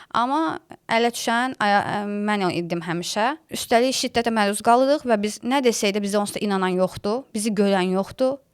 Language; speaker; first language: Azerbaijani; native; Azerbaijani